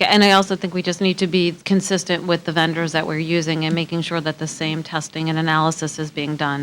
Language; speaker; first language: English; native; English